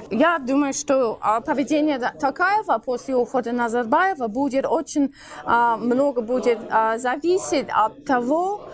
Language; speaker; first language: Russian; non-native, fluent; English